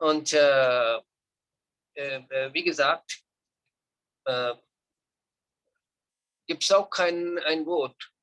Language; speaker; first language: German; non-native, learner; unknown